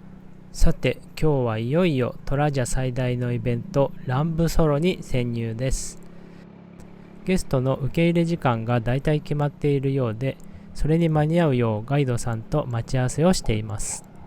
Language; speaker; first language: Japanese; native; Japanese